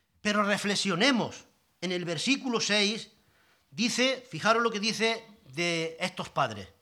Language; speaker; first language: Spanish; native; Spanish